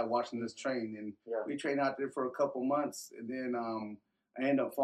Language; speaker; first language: English; native; English